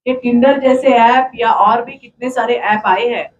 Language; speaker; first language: Hindi; non-native, local second language; Marathi